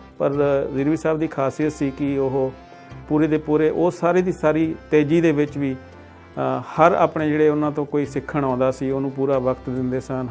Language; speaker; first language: Punjabi; native; Punjabi